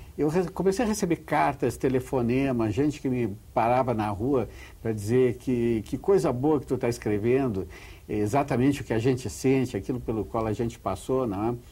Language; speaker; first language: Portuguese; native; Portuguese